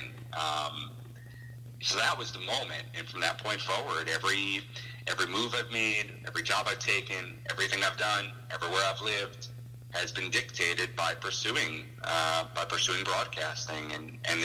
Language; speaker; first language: English; native; English